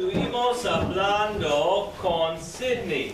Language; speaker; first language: Spanish; non-native, fluent; English